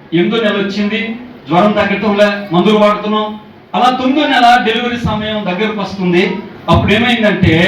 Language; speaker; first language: Telugu; non-native, local second language; Koya